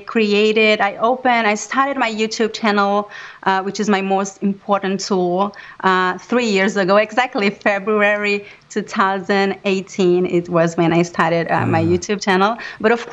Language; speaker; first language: English; non-native, fluent; Portuguese